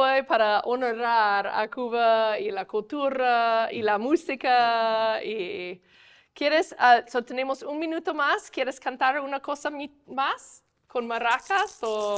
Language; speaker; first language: Spanish; non-native, fluent; English